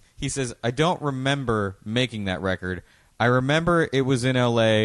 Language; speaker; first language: English; native; English